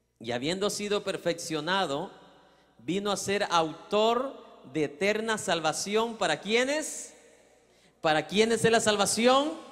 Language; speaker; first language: Spanish; native; Spanish